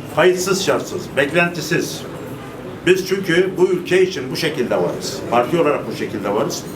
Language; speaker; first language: Turkish; native; Turkish